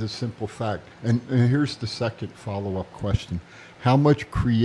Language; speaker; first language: English; native; English